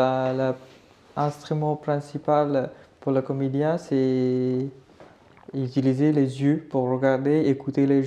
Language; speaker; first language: French; non-native, learner; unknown